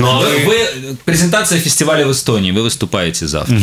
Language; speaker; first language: Russian; native; Russian